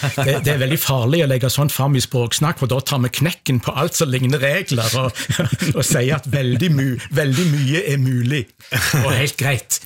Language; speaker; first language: Norwegian; native; Norwegian